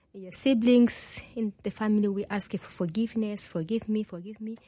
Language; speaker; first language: English; non-native, learner; Kinyarwanda